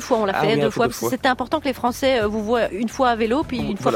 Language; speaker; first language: French; native; French